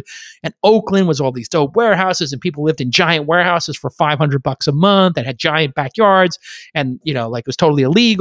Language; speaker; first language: English; native; English